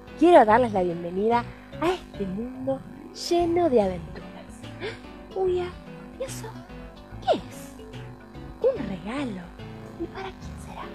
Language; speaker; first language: Spanish; native; Spanish